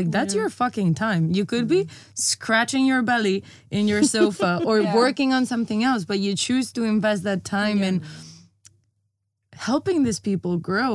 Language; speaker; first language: English; non-native, fluent; Spanish